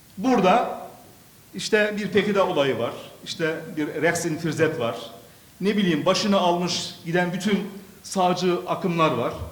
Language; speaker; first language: Turkish; early bilingual, other home language; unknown